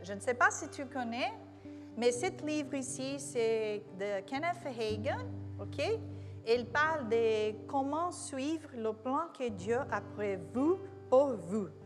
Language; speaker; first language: French; non-native, learner; Portuguese